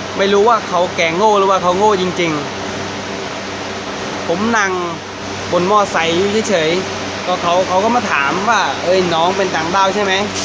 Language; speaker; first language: Thai; non-native, fluent; Khmer